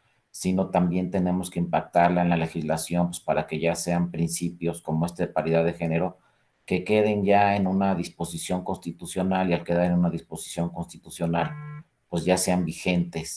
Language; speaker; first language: Spanish; native; Spanish